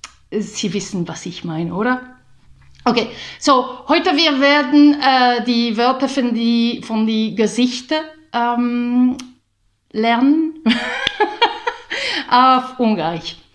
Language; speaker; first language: German; non-native, learner; Hungarian